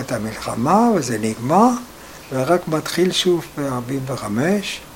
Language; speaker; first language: Hebrew; non-native, fluent; German